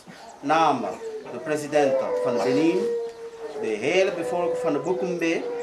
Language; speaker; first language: Dutch; non-native, learner; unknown